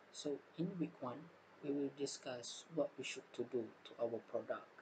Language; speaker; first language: English; non-native, local second language; Malay